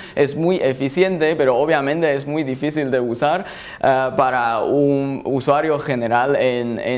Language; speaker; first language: Spanish; non-native, fluent; Chinese